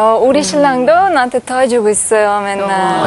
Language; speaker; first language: Korean; non-native, learner; Uzbek